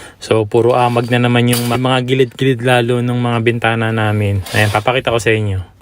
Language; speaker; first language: Filipino; native; Filipino